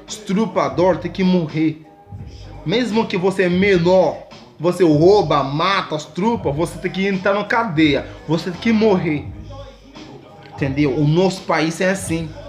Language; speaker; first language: Portuguese; non-native, learner; Haitian Creole